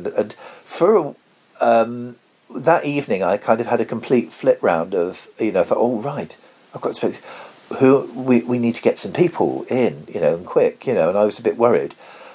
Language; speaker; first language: English; native; English